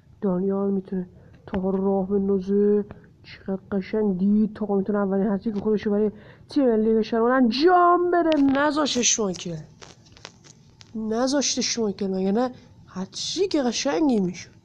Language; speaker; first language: Persian; native; Persian